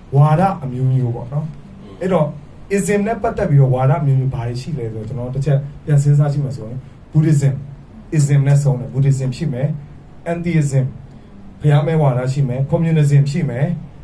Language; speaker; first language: Burmese; non-native, local second language; Tedim Chin